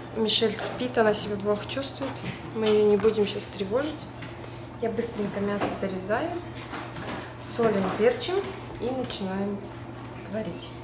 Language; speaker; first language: Russian; native; Russian